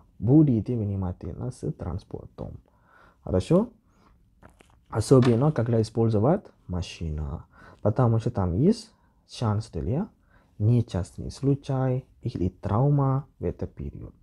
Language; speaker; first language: Russian; non-native, learner; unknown